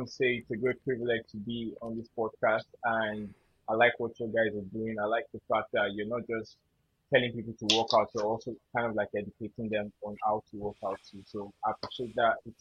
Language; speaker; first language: English; non-native, local second language; Yoruba